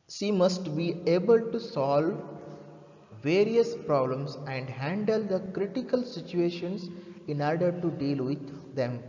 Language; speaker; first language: English; non-native, local second language; Kannada